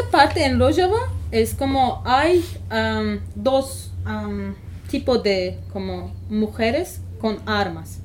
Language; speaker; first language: Spanish; non-native, learner; Kurdish